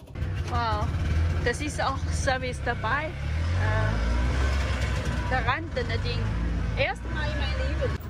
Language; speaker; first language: German; non-native, learner; Chinese